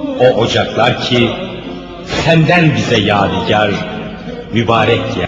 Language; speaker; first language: Turkish; native; Turkish